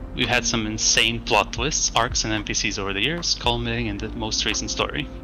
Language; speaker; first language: English; non-native, fluent; Greek